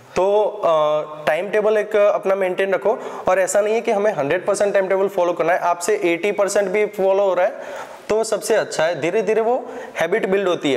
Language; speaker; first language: Hindi; non-native, local second language; Gujarati